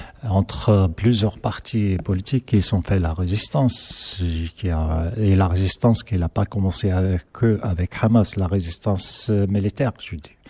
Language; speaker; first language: French; non-native, learner; Arabic